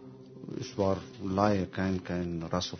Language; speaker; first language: German; non-native, fluent; Arabic